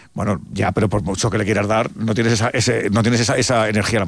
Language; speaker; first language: Spanish; native; Spanish